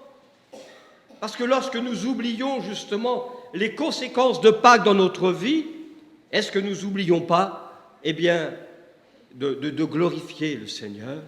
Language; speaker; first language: French; native; French